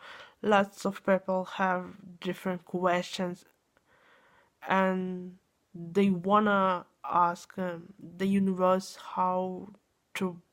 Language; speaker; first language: English; non-native, learner; Russian